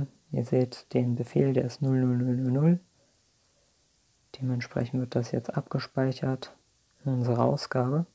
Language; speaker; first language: German; native; German